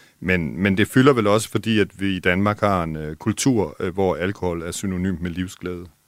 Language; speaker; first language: Danish; native; Danish